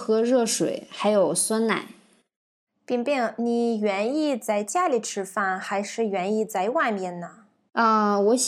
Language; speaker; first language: Chinese; non-native, fluent; Russian